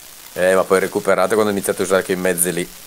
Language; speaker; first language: Italian; native; Italian